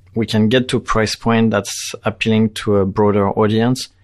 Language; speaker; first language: English; non-native, fluent; French